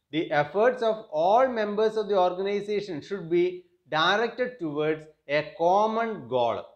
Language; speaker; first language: English; non-native, local second language; Malayalam